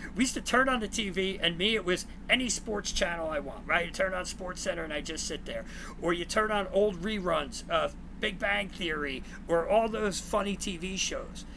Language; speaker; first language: English; native; English